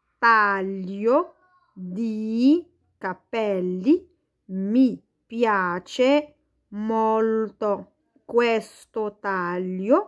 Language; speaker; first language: Italian; non-native, fluent; Arabic